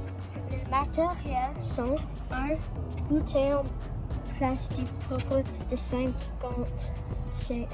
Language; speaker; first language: French; non-native, learner; English